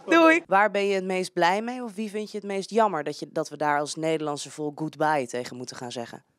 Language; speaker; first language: Dutch; native; Dutch